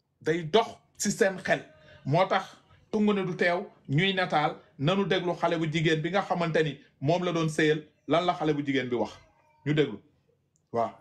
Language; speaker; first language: Wolof; non-native, local second language; Fula